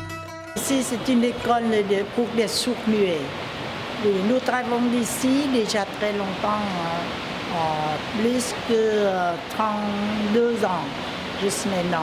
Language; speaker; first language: French; non-native, learner; Vietnamese